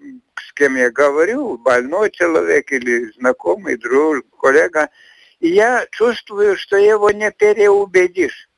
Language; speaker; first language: Russian; non-native, fluent; Latvian